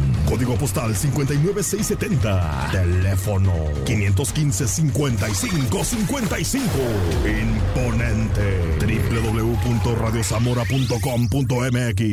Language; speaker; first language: Spanish; native; Spanish